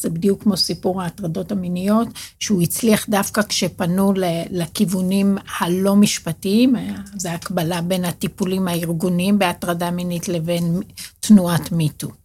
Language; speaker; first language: Hebrew; native; Hebrew